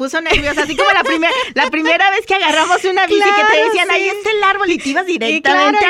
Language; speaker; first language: Spanish; native; Spanish